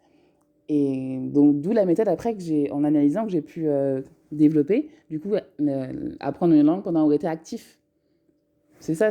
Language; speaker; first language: French; native; French